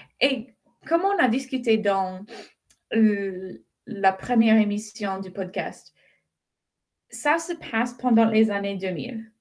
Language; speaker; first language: French; non-native, fluent; English